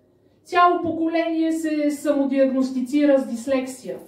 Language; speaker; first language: Bulgarian; native; Bulgarian